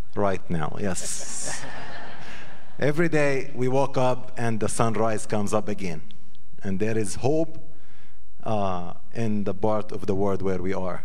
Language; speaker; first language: English; non-native, fluent; Arabic